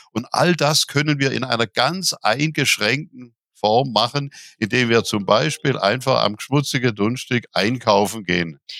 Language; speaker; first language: German; native; German